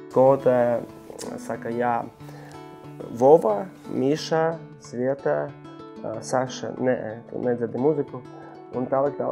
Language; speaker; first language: Latvian; non-native, local second language; Russian